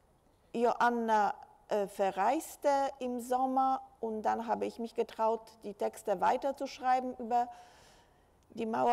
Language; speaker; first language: German; non-native, fluent; Polish